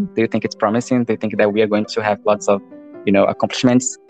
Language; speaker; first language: English; non-native, fluent; Portuguese